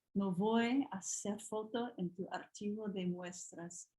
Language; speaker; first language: Spanish; non-native, learner; English